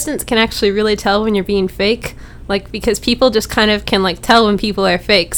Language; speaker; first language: English; native; English